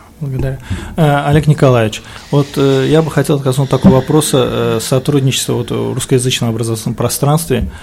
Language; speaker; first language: Russian; non-native, local second language; Azerbaijani